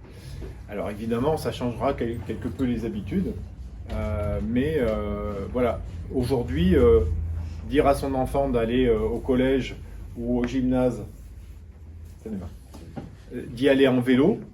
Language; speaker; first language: French; native; French